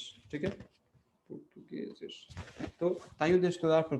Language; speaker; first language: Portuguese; non-native, fluent; Hindi